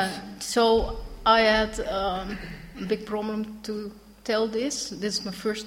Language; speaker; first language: English; non-native, learner; Dutch